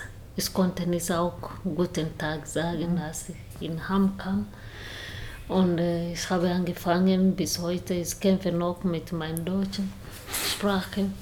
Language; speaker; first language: German; non-native, learner; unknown